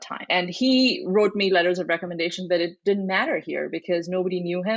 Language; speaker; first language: English; non-native, local second language; Hindi